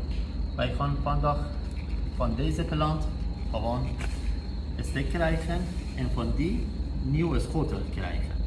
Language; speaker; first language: Dutch; non-native, learner; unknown